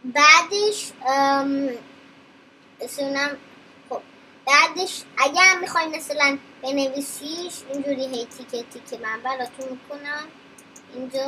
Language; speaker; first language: Persian; early bilingual, heritage; Persian